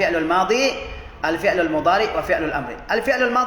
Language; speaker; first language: Arabic; non-native, fluent; Indonesian